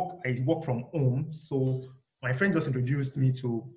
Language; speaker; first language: English; non-native, local second language; Yoruba